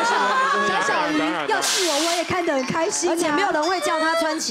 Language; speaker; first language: Chinese; native; Chinese